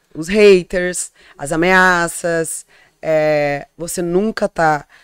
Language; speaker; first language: Portuguese; native; Portuguese